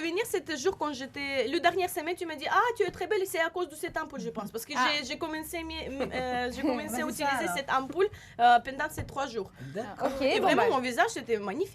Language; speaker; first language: French; non-native, learner; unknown